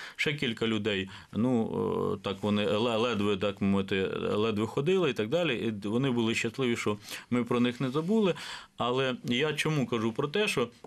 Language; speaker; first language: Ukrainian; native; Ukrainian